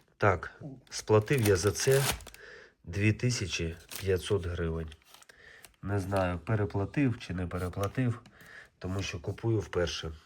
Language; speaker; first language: Ukrainian; native; Ukrainian